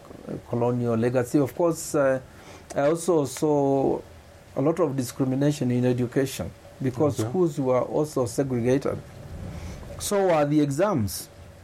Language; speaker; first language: English; non-native, local second language; Kamba